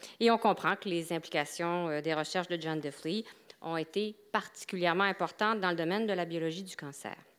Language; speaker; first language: French; native; French